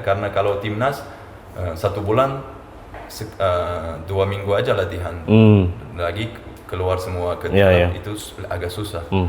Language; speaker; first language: Indonesian; non-native, fluent; Uzbek